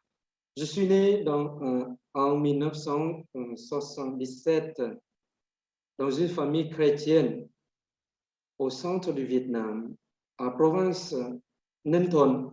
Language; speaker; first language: French; non-native, fluent; Vietnamese